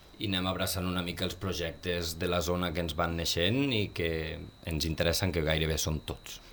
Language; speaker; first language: Catalan; native; Catalan